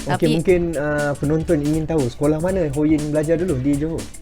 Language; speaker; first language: Malay; native; Malay